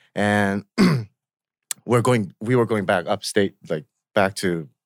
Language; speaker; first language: English; early bilingual, other home language; Korean